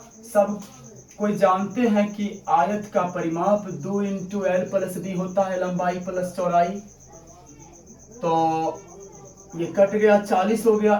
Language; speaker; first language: Hindi; native; Hindi